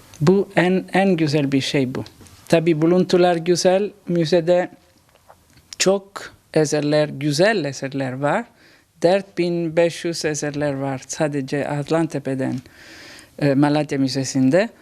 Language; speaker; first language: Turkish; non-native, learner; Italian